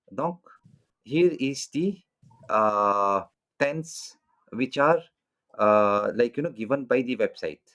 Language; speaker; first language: English; non-native, local second language; French